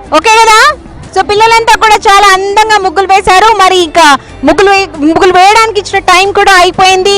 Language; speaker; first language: Telugu; native; Telugu